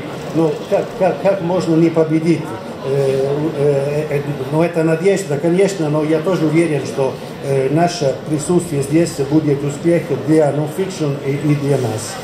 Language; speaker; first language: Russian; non-native, fluent; Italian